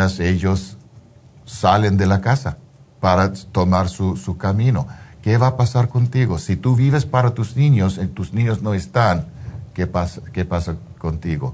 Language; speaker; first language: Spanish; early bilingual, heritage; Spanish